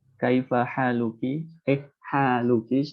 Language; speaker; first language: Arabic; non-native, learner; Indonesian